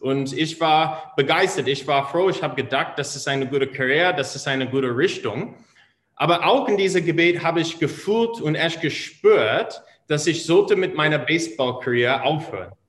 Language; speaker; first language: German; non-native, fluent; English